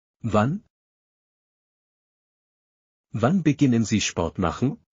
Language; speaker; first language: German; non-native, fluent; Ukrainian